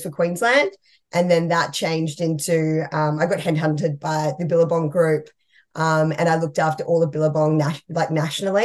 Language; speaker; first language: English; native; English